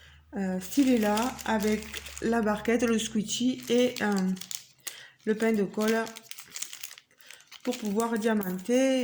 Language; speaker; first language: French; native; French